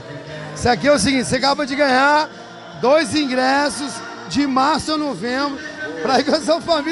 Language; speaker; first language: Portuguese; native; Portuguese